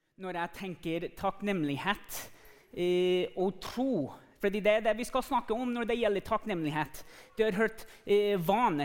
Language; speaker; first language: Norwegian; non-native, fluent; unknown